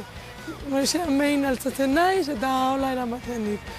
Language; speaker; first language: Basque; non-native, local second language; Spanish